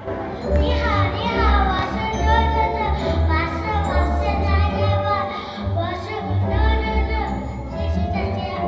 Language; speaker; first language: Chinese; non-native, learner; Mongolian